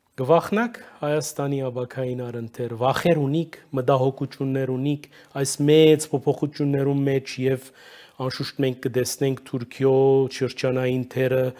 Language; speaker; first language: Armenian; early bilingual, heritage; Armenian